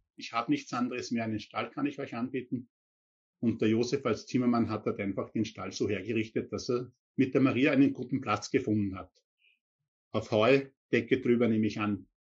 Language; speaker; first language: German; native; German